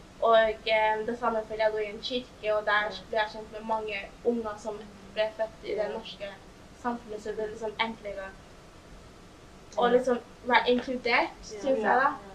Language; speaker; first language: Norwegian; early bilingual, other home language; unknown